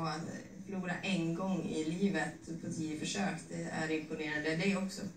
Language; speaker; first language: Swedish; native; Swedish